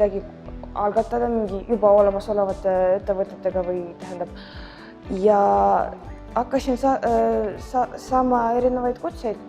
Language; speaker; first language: Estonian; native; Estonian